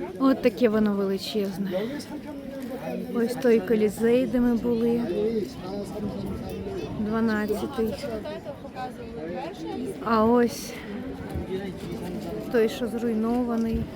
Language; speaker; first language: Ukrainian; native; Ukrainian